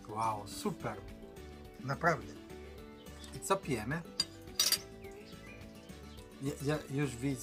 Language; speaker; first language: Polish; non-native, learner; Italian